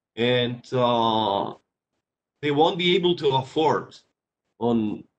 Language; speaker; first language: English; non-native, fluent; Greek